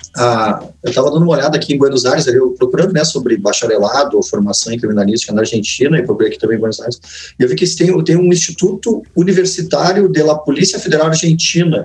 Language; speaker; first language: Portuguese; native; Portuguese